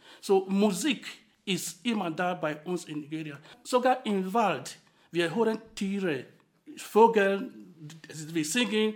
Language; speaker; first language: German; non-native, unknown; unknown